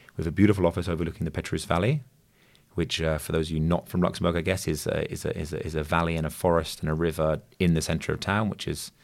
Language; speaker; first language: English; native; English